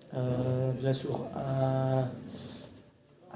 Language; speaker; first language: French; non-native, learner; Portuguese